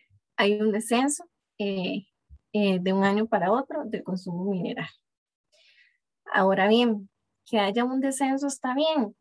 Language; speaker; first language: Spanish; native; Spanish